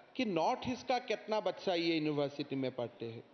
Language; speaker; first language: Hindi; non-native, local second language; Assamese